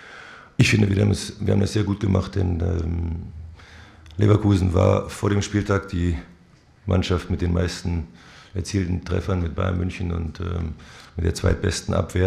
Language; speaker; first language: German; native; German